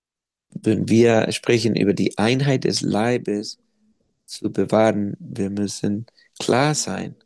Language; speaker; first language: German; non-native, fluent; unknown